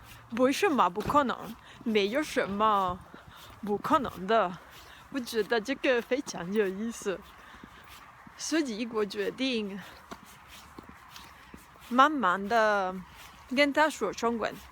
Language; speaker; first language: Chinese; non-native, learner; Spanish